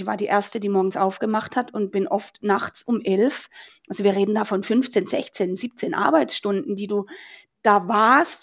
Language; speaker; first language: German; native; German